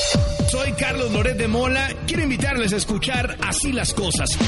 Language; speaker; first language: Spanish; native; Spanish